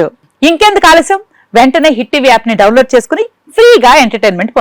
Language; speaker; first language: Telugu; native; Telugu